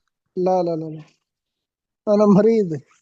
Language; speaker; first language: Arabic; non-native, learner; Urdu